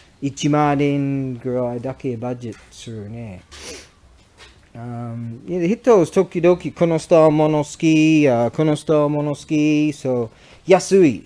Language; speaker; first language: Japanese; non-native, learner; English